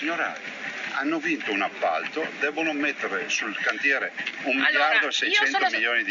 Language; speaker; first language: Italian; native; Italian